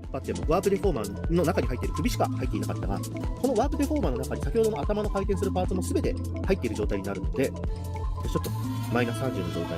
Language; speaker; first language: Japanese; native; Japanese